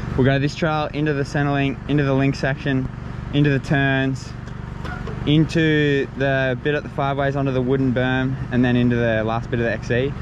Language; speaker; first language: English; native; English